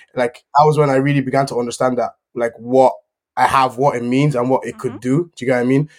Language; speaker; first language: English; native; English